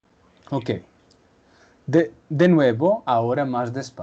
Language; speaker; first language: Spanish; non-native, fluent; Portuguese